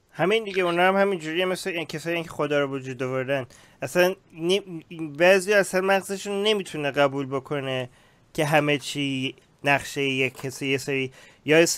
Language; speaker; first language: Persian; early bilingual, heritage; Persian